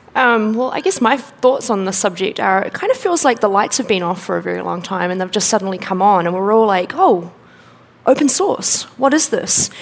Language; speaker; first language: English; native; English